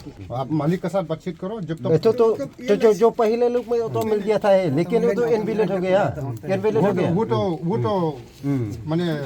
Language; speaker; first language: Hindi; non-native, local second language; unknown